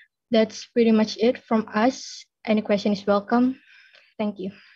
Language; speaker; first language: English; non-native, fluent; Indonesian